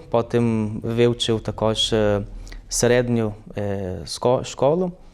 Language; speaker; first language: Ukrainian; early bilingual, heritage; Ukrainian